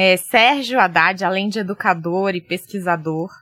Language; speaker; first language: Portuguese; native; Portuguese